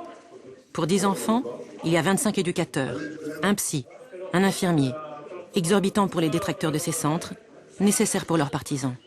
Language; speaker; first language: French; native; French